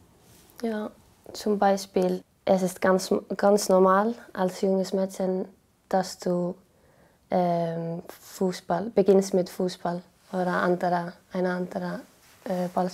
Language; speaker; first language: German; non-native, learner; Icelandic